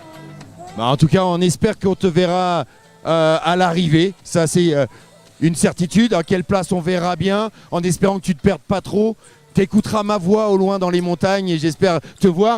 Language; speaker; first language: French; native; French